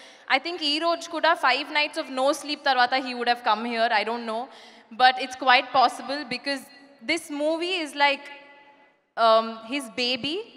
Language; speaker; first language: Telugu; non-native, learner; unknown